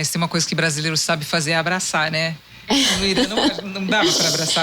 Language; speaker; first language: Portuguese; native; Portuguese